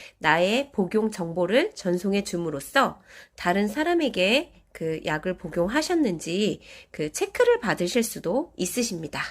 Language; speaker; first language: Korean; native; Korean